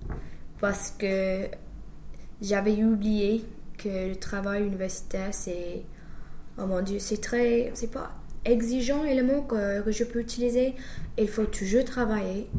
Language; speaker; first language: French; non-native, fluent; English